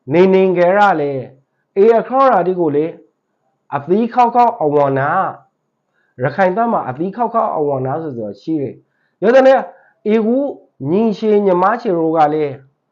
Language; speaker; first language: Burmese; native; Burmese